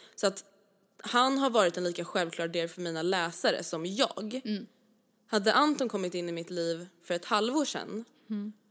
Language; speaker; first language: Swedish; native; Swedish